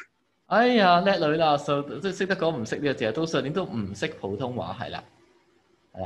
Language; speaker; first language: Cantonese; native; Cantonese